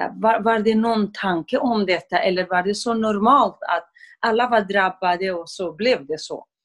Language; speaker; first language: Swedish; non-native, fluent; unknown